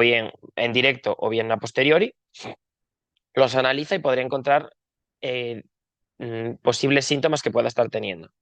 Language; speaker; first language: Spanish; native; Spanish